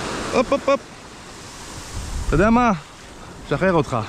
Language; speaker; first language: Hebrew; native; Hebrew